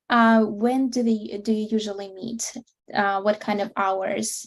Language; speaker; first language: English; non-native, fluent; Russian